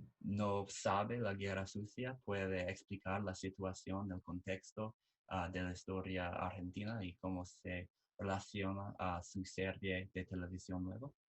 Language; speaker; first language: Spanish; non-native, learner; English